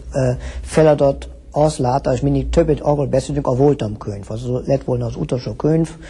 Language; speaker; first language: Hungarian; early bilingual, heritage; Hungarian